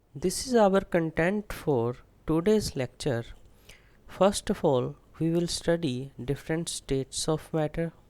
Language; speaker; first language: English; non-native, local second language; Punjabi